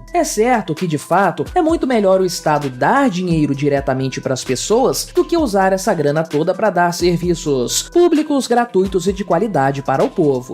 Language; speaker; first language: Portuguese; native; Portuguese